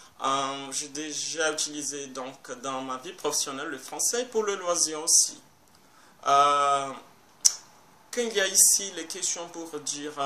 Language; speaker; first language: French; non-native, fluent; Portuguese